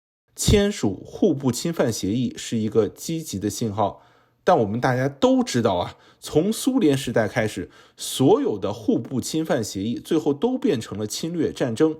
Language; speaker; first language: Chinese; native; Chinese